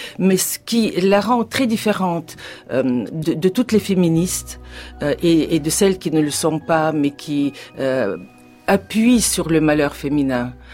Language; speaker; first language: French; non-native, fluent; Bulgarian